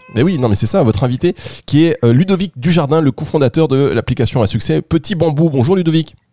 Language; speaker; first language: French; native; French